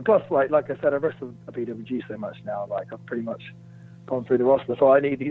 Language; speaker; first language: English; native; English